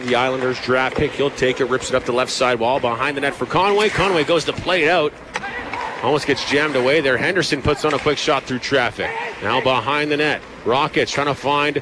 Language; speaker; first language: English; native; English